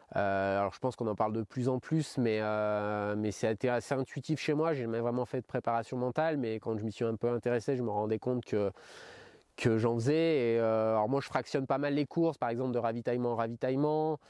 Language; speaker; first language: French; native; French